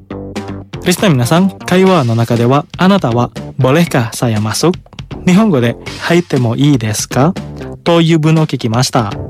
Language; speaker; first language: Japanese; non-native, fluent; Indonesian